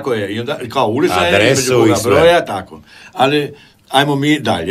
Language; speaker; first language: Croatian; native; Croatian